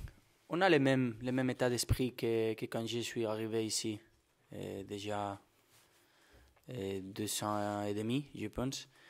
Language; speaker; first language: French; non-native, fluent; Spanish